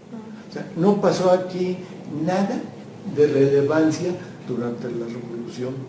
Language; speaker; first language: Spanish; native; Spanish